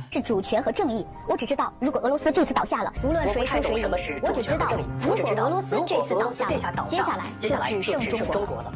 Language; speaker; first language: Chinese; native; Chinese